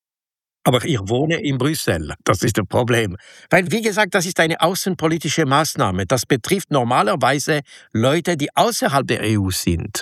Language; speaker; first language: German; non-native, local second language; French